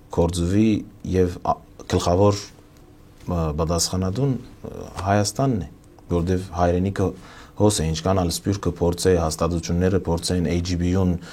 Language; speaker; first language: Armenian; early bilingual, heritage; Armenian